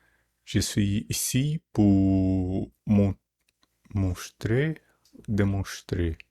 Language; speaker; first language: French; non-native, learner; Portuguese